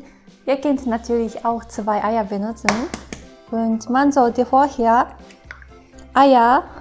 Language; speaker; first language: German; non-native, learner; Japanese